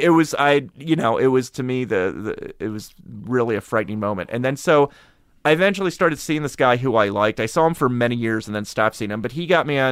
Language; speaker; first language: English; native; English